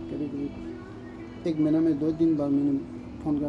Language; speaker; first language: Hindi; non-native, learner; Tibetan